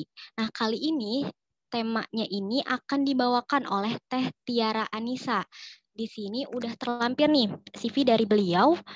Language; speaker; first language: Indonesian; native; Indonesian